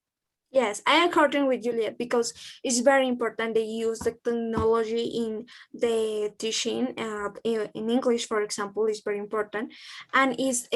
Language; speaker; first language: English; non-native, learner; Spanish